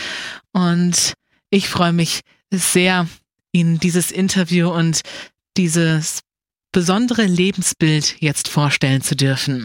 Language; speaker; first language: German; native; German